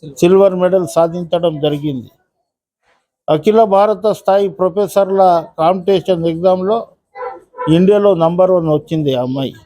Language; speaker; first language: Telugu; non-native, local second language; Lambadi